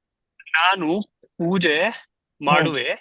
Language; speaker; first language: Kannada; non-native, learner; Telugu